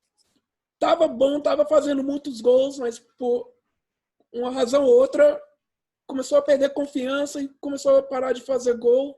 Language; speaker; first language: Portuguese; early bilingual, heritage; English